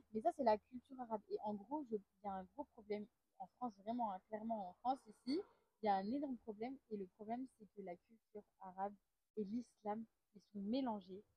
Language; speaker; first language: French; native; French